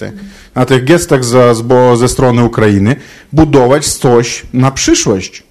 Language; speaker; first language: Polish; non-native, fluent; Ukrainian